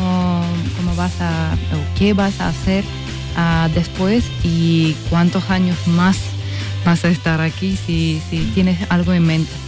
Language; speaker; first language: Spanish; non-native, learner; Russian